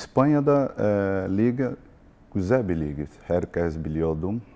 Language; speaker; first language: Turkish; non-native, learner; Portuguese